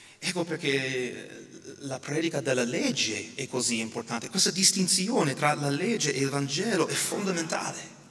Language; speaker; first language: Italian; non-native, fluent; English